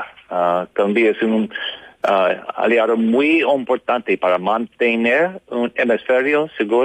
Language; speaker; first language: Spanish; non-native, learner; English